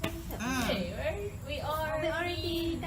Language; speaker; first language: English; non-native, local second language; Malay